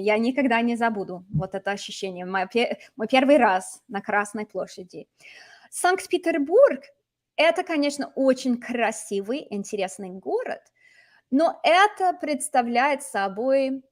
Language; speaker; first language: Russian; non-native, fluent; English